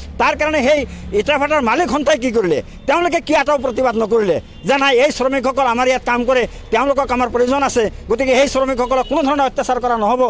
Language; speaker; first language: Assamese; non-native, local second language; Bangla